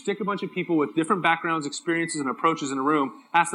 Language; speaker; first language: English; native; English